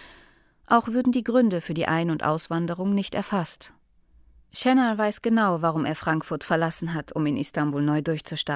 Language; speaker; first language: German; native; German